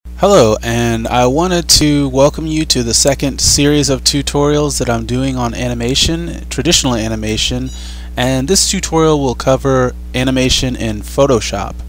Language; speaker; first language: English; native; English